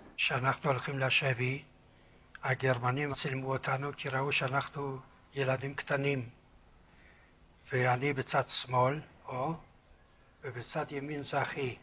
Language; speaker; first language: Hebrew; non-native, fluent; Yiddish